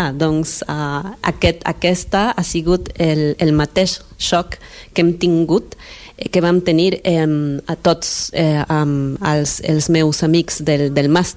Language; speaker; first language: Catalan; non-native, fluent; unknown